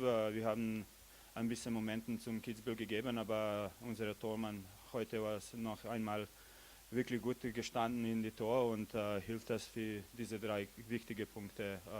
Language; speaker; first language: German; non-native, learner; Slovenian